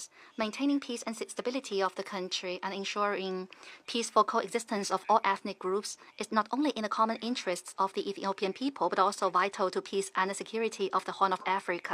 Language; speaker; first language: English; non-native, fluent; Chinese